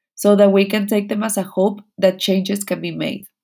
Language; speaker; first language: English; non-native, fluent; Spanish